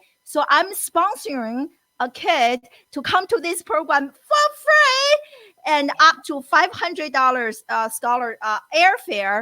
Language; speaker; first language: English; non-native, fluent; Chinese